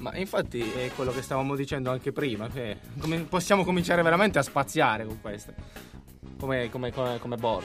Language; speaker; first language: Italian; native; Italian